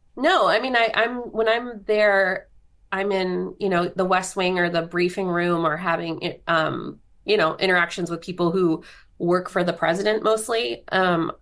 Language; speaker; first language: English; native; English